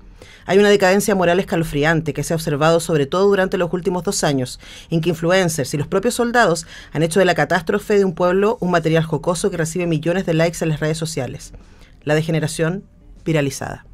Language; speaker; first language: Spanish; native; Spanish